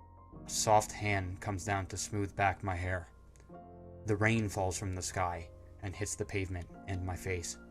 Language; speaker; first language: English; native; English